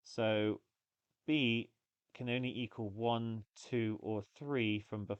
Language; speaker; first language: English; native; English